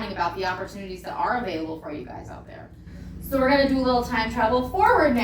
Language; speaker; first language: English; native; English